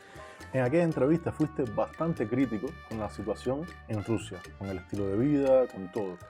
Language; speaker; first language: Spanish; native; Spanish